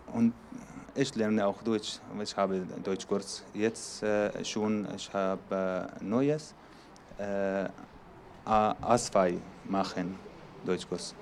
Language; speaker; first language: German; non-native, learner; Arabic